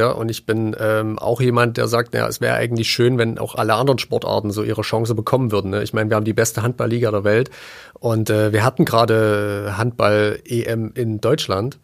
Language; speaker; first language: German; native; German